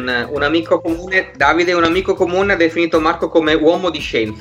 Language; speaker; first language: Italian; native; Italian